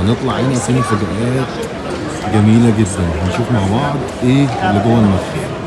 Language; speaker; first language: Arabic; native; Arabic